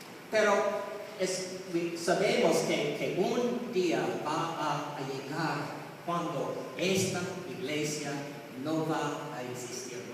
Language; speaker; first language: Spanish; non-native, learner; English